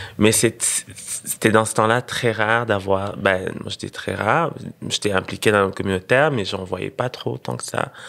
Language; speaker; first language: French; non-native, local second language; Rundi